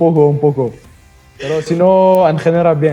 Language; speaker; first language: Spanish; non-native, learner; French